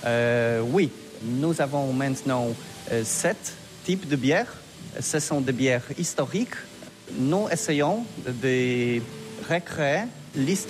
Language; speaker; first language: French; non-native, learner; Polish